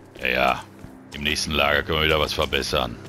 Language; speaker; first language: German; native; German